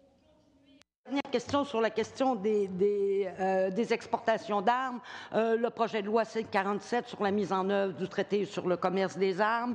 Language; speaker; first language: French; native; French